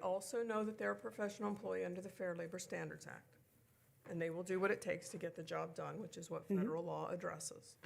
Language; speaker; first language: English; native; English